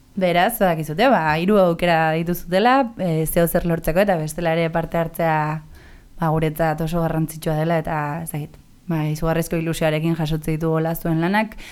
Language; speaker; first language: Basque; native; Basque